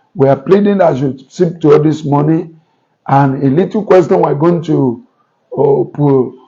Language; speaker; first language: English; non-native, local second language; Yoruba